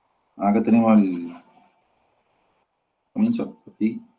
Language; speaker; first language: Spanish; native; Spanish